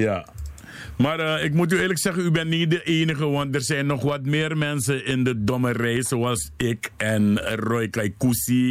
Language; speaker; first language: Dutch; native; Dutch